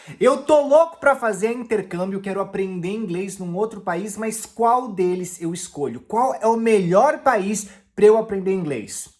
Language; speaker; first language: Portuguese; native; Portuguese